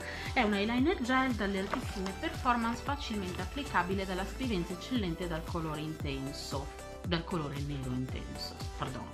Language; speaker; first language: Italian; native; Italian